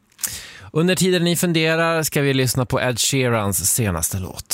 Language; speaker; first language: Swedish; native; Swedish